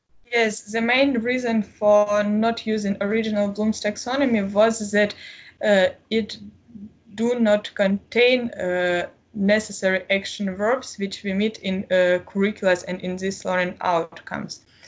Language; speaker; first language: English; non-native, fluent; Ukrainian